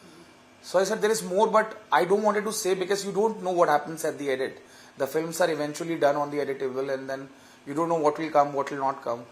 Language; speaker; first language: English; non-native, local second language; Hindi